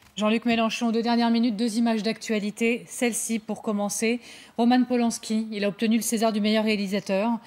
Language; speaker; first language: French; native; French